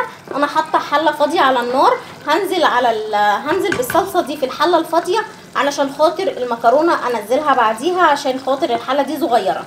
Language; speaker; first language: Arabic; native; Arabic